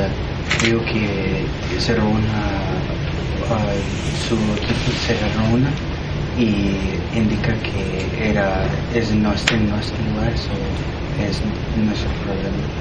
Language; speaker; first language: Spanish; early bilingual, heritage; Spanish